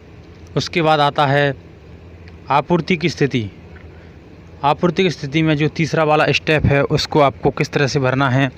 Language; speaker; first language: Hindi; native; Hindi